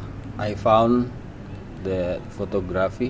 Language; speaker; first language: English; non-native, learner; Indonesian